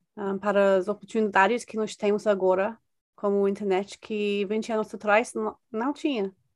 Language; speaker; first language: Portuguese; non-native, fluent; English